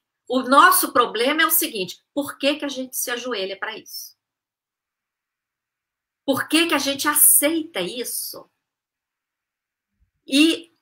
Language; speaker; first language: Portuguese; native; Portuguese